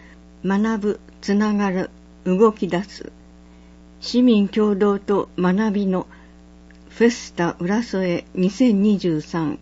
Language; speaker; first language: Japanese; native; Japanese